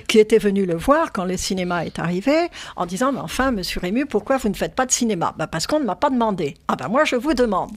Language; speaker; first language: French; native; French